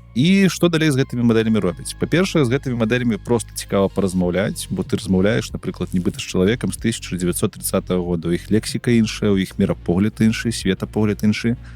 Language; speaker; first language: Belarusian; non-native, local second language; Russian